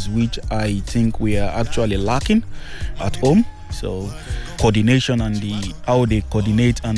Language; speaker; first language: English; non-native, local second language; Yoruba